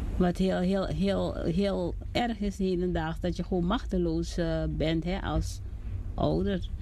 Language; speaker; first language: Dutch; native; Dutch